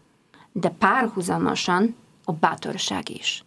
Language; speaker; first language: Hungarian; non-native, fluent; Polish